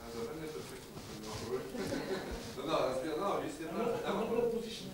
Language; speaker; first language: Bulgarian; non-native, learner; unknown